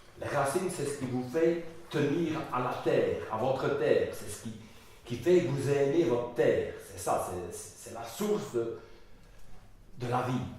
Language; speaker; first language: French; non-native, local second language; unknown